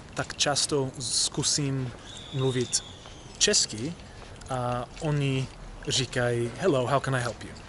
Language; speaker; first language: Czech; non-native, learner; English